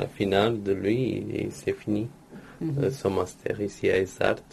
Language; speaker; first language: French; non-native, learner; Portuguese